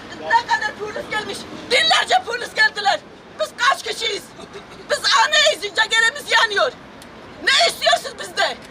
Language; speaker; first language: Turkish; non-native, local second language; Kurdish